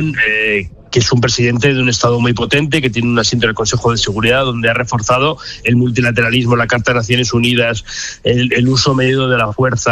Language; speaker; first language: Spanish; native; Spanish